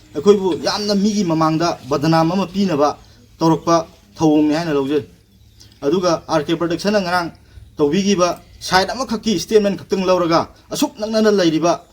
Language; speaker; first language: Manipuri; native; Manipuri